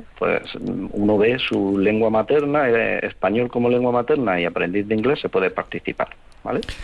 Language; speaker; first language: Spanish; native; Spanish